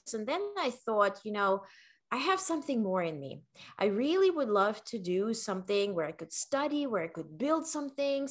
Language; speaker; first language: English; non-native, fluent; Ukrainian